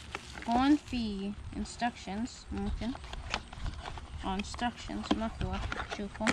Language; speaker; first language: Arabic; early bilingual, heritage; Arabic